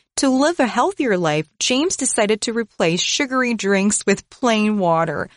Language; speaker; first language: English; non-native, fluent; Chinese